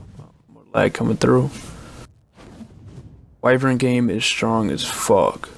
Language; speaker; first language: English; native; English